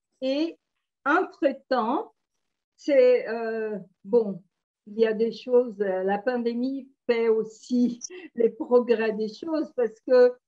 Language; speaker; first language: French; non-native, fluent; Portuguese